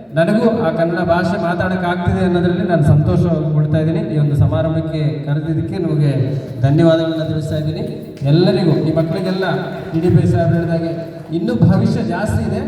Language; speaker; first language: Kannada; non-native, local second language; Malayalam